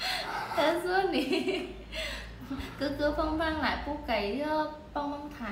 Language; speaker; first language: Chinese; non-native, learner; Vietnamese